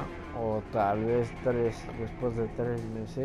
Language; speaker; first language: Spanish; native; Spanish